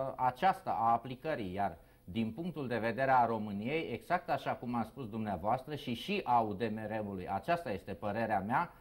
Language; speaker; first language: Romanian; native; Romanian